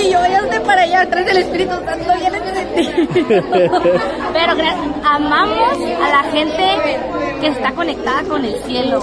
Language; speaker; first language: Spanish; native; Spanish